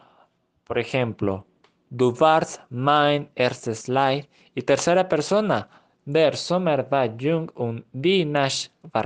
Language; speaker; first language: German; non-native, learner; Spanish